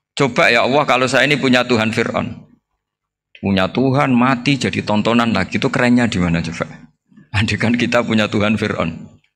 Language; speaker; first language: Indonesian; non-native, local second language; Javanese